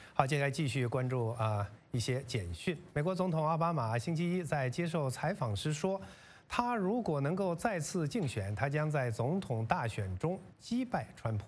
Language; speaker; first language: Chinese; native; Chinese